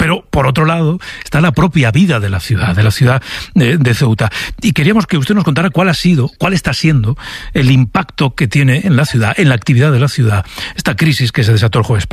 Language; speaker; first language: Spanish; native; Spanish